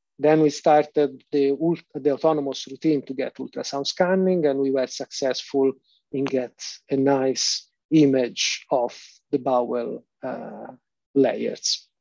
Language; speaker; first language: English; non-native, fluent; Italian